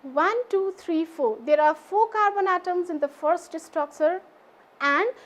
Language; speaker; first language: English; non-native, local second language; Nepali